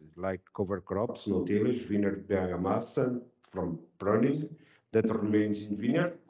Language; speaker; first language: English; non-native, fluent; Portuguese